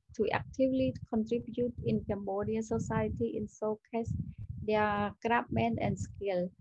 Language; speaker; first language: English; non-native, learner; Khmer